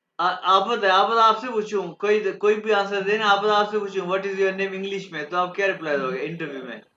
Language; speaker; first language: Urdu; non-native, local second language; Punjabi